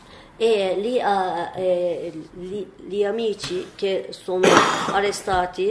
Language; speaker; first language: Italian; non-native, learner; Turkish